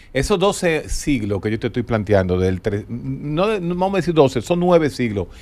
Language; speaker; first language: Spanish; native; Spanish